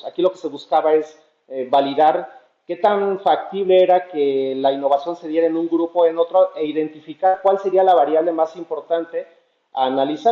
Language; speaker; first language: Spanish; native; Spanish